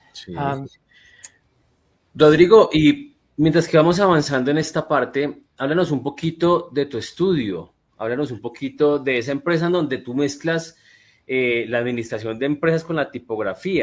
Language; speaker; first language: Spanish; native; Spanish